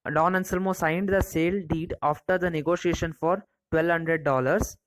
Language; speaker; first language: English; non-native, local second language; Kannada